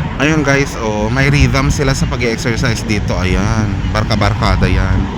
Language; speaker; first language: Filipino; native; Filipino